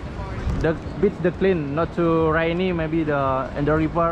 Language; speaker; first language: English; non-native, learner; Indonesian